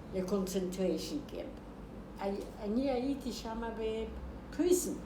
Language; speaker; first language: Hebrew; non-native, fluent; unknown